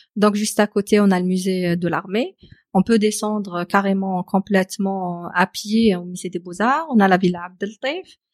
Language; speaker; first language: French; non-native, local second language; Arabic